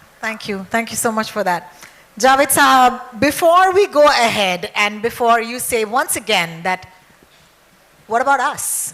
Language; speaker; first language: English; non-native, local second language; Hindi